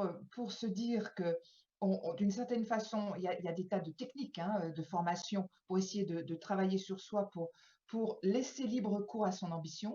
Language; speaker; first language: French; native; French